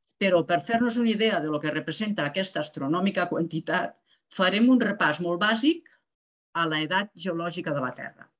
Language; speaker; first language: Catalan; non-native, local second language; Spanish